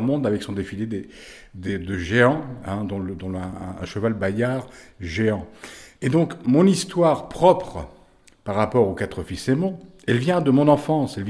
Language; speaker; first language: French; native; French